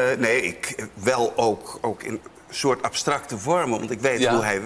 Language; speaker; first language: Dutch; native; Dutch